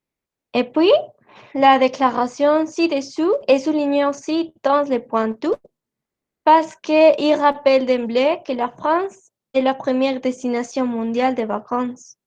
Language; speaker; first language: French; non-native, learner; Spanish